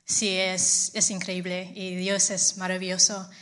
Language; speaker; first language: Spanish; non-native, fluent; English